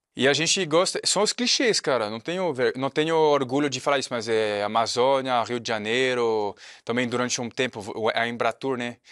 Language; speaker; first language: Portuguese; non-native, fluent; French